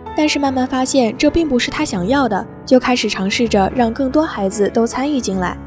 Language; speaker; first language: Chinese; native; Chinese